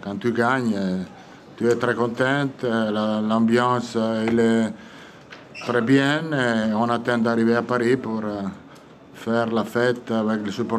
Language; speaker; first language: French; non-native, fluent; Italian